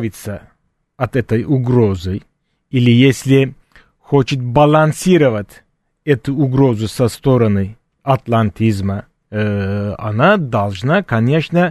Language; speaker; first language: Russian; non-native, fluent; Turkish